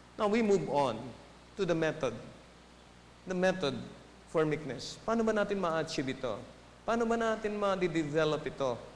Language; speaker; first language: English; non-native, local second language; Filipino